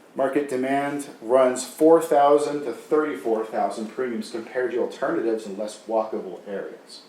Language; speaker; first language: English; native; English